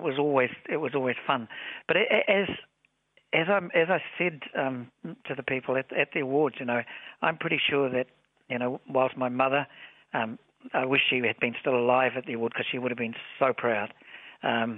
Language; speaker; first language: English; native; English